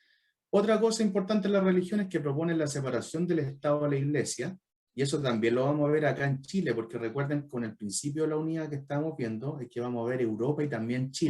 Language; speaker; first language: Spanish; native; Spanish